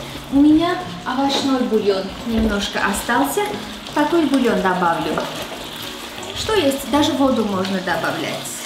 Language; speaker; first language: Russian; non-native, fluent; Armenian